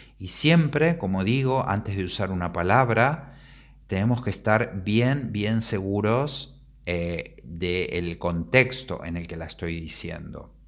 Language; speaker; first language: Spanish; native; Spanish